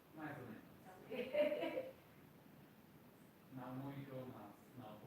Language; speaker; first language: Portuguese; non-native, learner; German